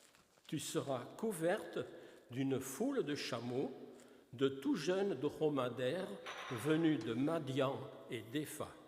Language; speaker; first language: French; native; French